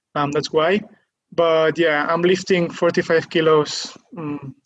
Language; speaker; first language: English; non-native, fluent; Catalan